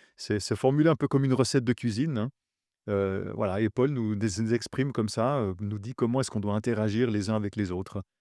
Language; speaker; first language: French; native; French